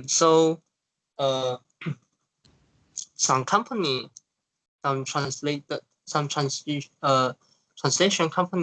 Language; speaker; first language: English; non-native, local second language; Chinese